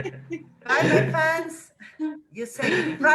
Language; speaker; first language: English; non-native, learner; Spanish